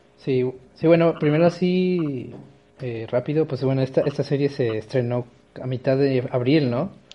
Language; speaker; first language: Spanish; native; Spanish